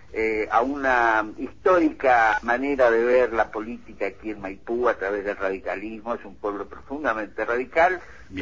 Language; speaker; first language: Spanish; native; Spanish